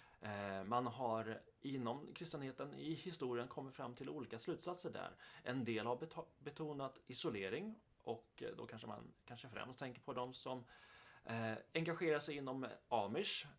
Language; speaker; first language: Swedish; native; Swedish